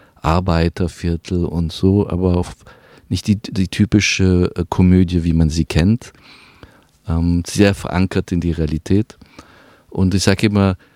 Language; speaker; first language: German; non-native, fluent; French